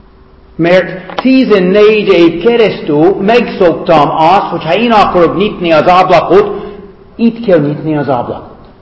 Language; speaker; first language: Hungarian; non-native, fluent; English